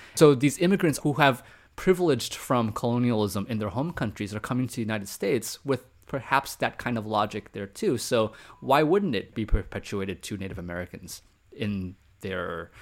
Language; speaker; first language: English; early bilingual, other home language; Chinese